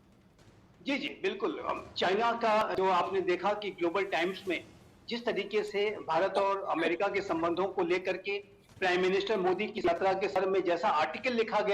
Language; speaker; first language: Hindi; native; Hindi